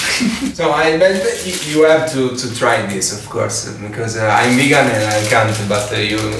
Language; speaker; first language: English; non-native, fluent; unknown